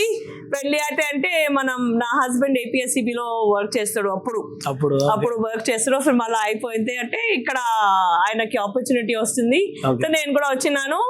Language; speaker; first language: Telugu; non-native, local second language; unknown